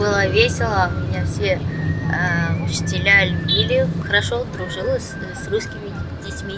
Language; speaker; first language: Russian; early bilingual, other home language; Vietnamese